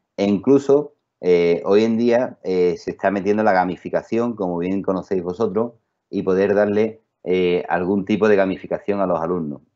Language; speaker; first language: Spanish; native; Spanish